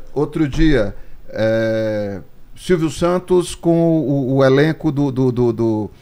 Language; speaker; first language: Portuguese; native; Portuguese